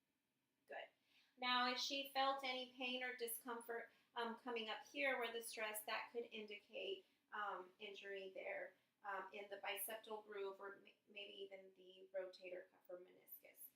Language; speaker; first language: English; native; English